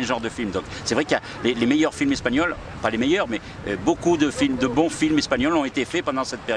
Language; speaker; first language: French; native; French